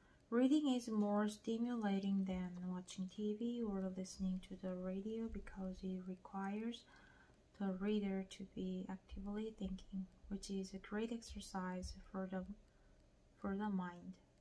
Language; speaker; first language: English; non-native, learner; Korean